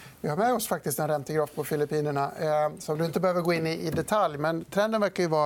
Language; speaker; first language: Swedish; native; Swedish